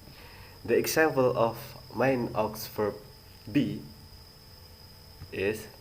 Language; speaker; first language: English; non-native, learner; Indonesian